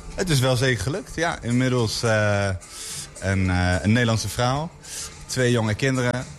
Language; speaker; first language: Dutch; early bilingual, heritage; English